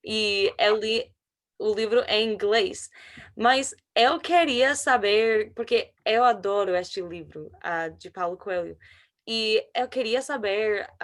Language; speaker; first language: Portuguese; non-native, learner; English